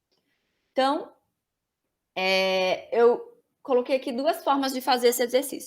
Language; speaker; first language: Portuguese; native; Portuguese